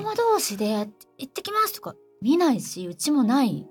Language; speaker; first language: Japanese; native; Japanese